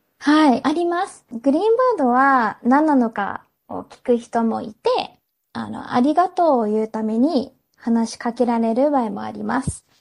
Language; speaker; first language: Japanese; non-native, fluent; English